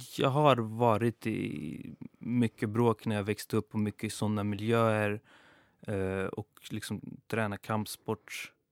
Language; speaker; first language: Swedish; early bilingual, other home language; Persian